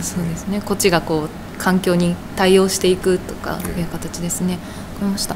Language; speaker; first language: Japanese; native; Japanese